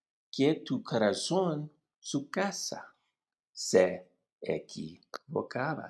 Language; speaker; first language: Spanish; non-native, learner; English